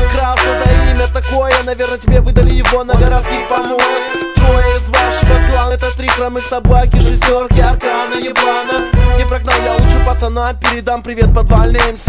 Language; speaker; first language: Russian; native; Russian